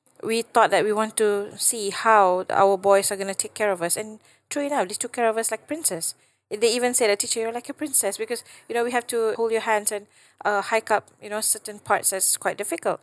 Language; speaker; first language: English; non-native, local second language; Malay